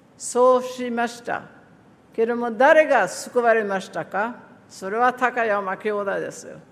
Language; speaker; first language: Japanese; non-native, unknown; Swedish